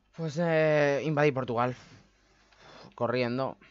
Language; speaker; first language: Spanish; native; Spanish